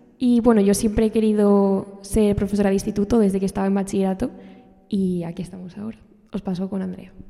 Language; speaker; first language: Spanish; native; Spanish